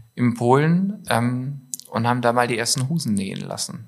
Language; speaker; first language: German; native; German